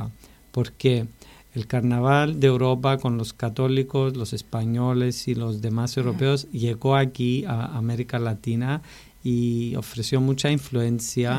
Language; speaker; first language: Spanish; non-native, fluent; Greek